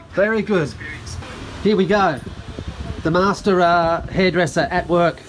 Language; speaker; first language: English; native; English